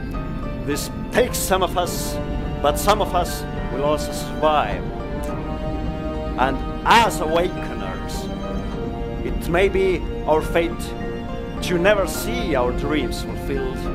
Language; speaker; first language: English; non-native, fluent; Estonian